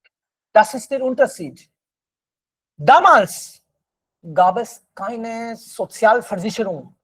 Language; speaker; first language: German; non-native, fluent; Hindi